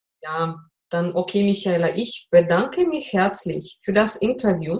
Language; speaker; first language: German; non-native, fluent; Russian